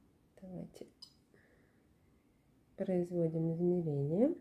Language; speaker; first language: Russian; native; Russian